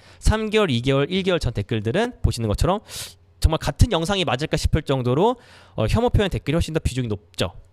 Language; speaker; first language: Korean; native; Korean